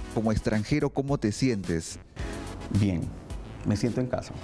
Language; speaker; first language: Spanish; native; Spanish